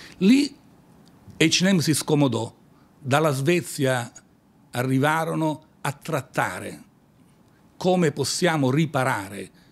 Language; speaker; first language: Italian; native; Italian